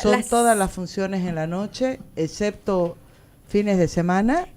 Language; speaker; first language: Spanish; native; Spanish